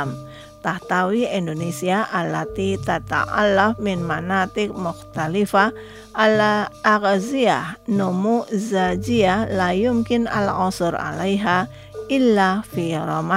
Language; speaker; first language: Arabic; non-native, fluent; Indonesian